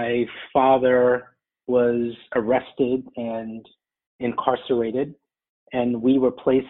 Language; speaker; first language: English; native; English